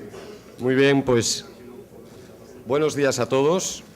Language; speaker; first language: Spanish; native; Spanish